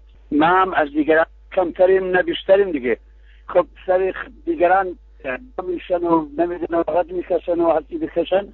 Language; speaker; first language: Persian; non-native, local second language; Kurdish